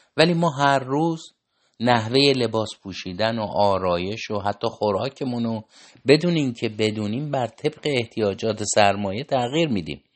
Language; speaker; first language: Persian; native; Persian